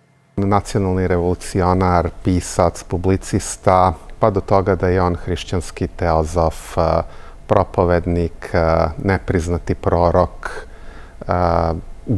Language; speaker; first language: Serbian; native; Serbian